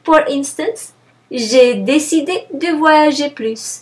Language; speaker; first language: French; non-native, fluent; English